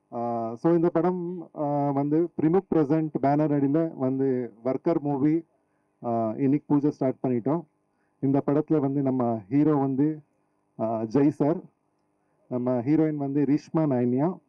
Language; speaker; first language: Tamil; native; Tamil